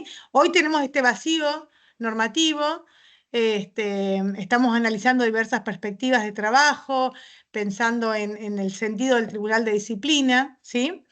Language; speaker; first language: Spanish; native; Spanish